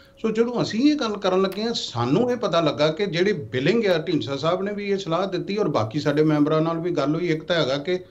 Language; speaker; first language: Punjabi; native; Punjabi